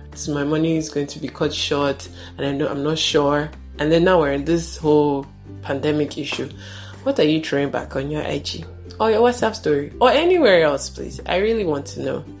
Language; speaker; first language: English; non-native, local second language; Yoruba